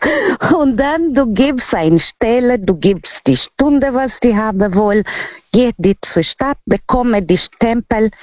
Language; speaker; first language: German; non-native, learner; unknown